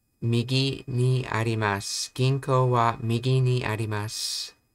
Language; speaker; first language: Japanese; non-native, learner; English